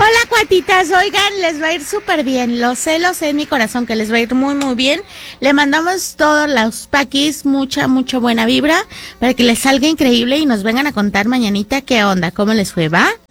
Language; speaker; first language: Spanish; native; Spanish